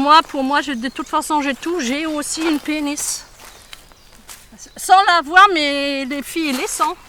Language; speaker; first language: French; non-native, fluent; German